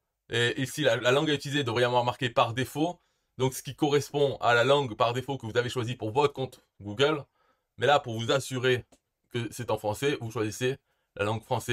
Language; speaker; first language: French; native; French